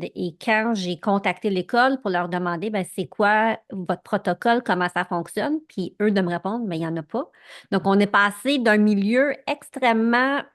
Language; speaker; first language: French; native; French